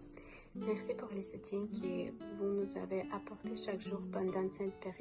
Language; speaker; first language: French; non-native, learner; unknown